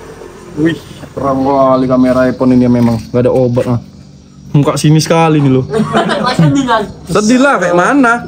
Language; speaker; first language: Malay; native; Malay